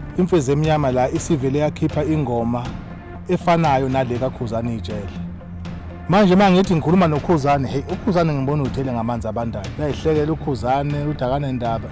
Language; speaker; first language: Zulu; native; Zulu